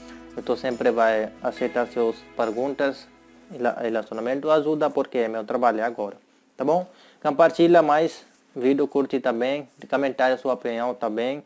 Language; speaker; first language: Portuguese; non-native, learner; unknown